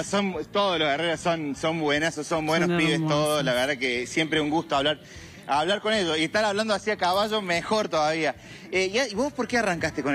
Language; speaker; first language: Spanish; native; Spanish